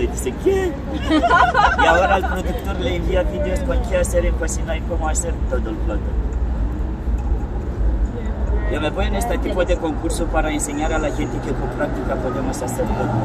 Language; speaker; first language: Spanish; non-native, learner; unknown